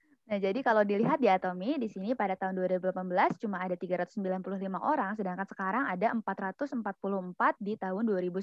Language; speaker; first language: Indonesian; native; Indonesian